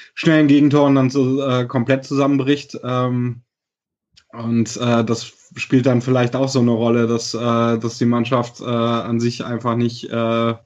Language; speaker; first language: German; native; German